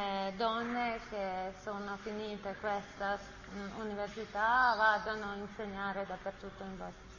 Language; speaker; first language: Italian; non-native, learner; Bosnian